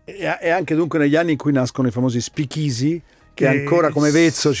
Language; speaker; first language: Italian; native; Italian